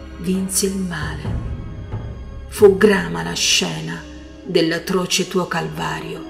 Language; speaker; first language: Italian; native; Italian